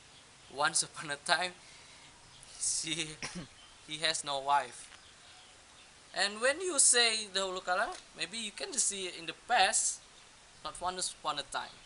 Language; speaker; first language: English; non-native, learner; Indonesian